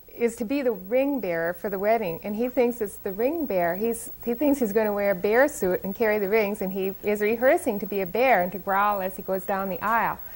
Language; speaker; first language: English; native; English